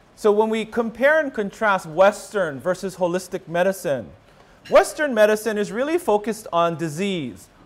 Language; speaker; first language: English; native; English